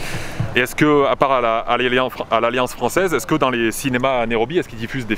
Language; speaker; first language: French; native; French